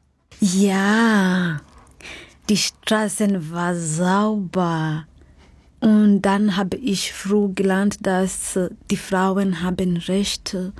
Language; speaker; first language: German; non-native, fluent; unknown